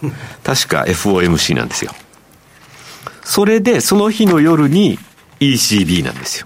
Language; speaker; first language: Japanese; native; Japanese